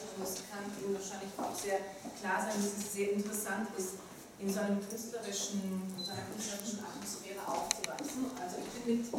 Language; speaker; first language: German; non-native, fluent; Slovak